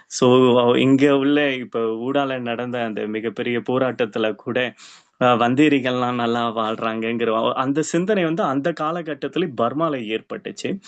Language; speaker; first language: Tamil; early bilingual, heritage; Tamil